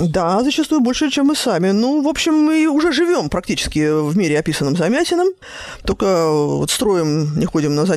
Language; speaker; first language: Russian; native; Russian